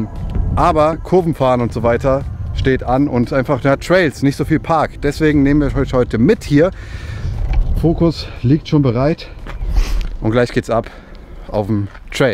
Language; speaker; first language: German; native; German